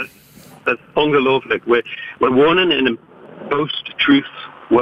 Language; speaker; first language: Dutch; non-native, fluent; English